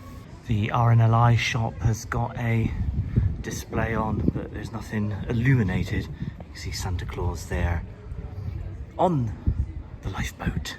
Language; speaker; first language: English; native; English